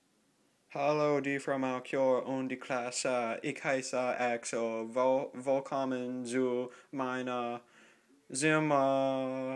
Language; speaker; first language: German; non-native, learner; English